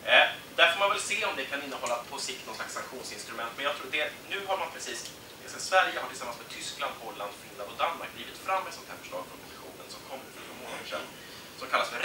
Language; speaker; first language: Swedish; native; Swedish